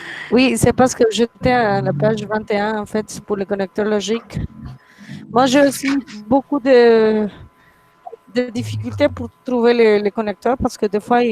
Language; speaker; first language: French; non-native, fluent; Spanish